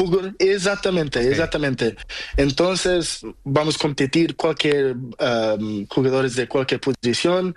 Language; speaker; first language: Spanish; non-native, learner; Portuguese